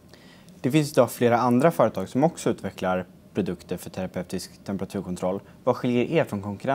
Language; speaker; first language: Swedish; native; Swedish